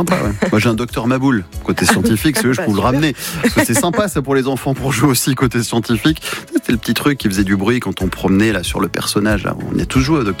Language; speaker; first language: French; native; French